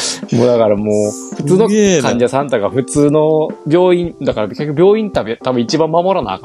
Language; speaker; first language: Japanese; native; Japanese